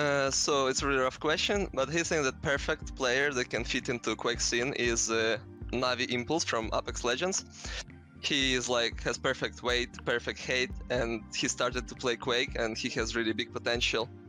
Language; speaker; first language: English; non-native, fluent; Russian